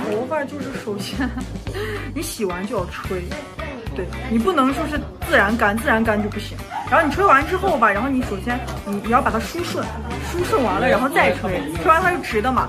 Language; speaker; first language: Chinese; native; Chinese